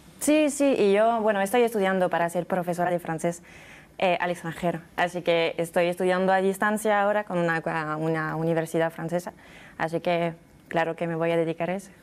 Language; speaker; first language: Spanish; non-native, fluent; French